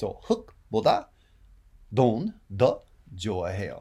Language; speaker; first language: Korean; non-native, fluent; English